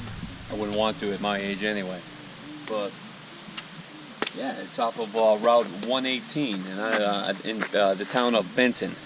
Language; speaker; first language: English; native; English